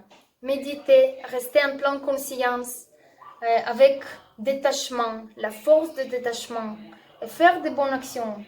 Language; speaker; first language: French; non-native, learner; Russian